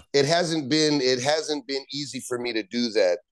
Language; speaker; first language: English; native; English